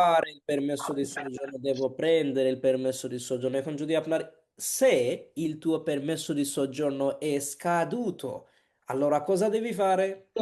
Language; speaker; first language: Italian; non-native, fluent; Bangla